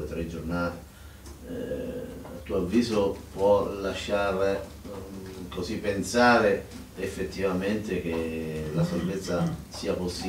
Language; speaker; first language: Italian; native; Italian